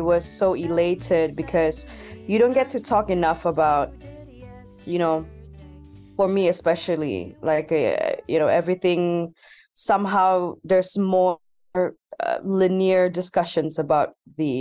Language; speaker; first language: English; non-native, local second language; Malay